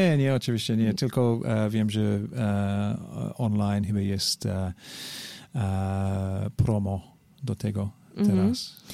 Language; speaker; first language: Polish; non-native, learner; English